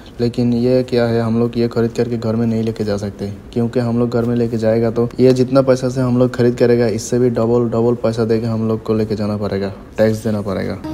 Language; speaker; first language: Hindi; non-native, learner; Bangla